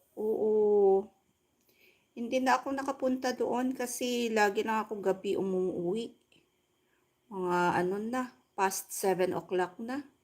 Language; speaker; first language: Filipino; non-native, local second language; Hiligaynon